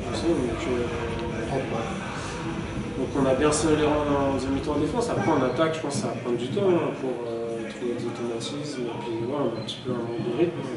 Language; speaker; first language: French; native; French